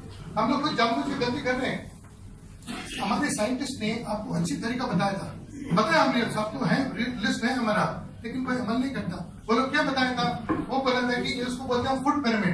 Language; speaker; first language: Hindi; native; Hindi